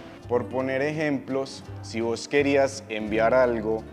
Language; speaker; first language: Spanish; native; Spanish